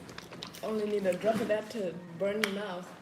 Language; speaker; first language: English; native; English